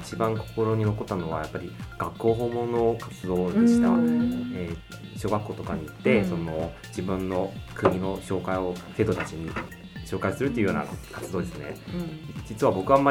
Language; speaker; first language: Japanese; non-native, fluent; Chinese